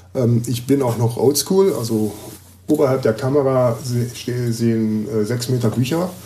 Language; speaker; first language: German; native; German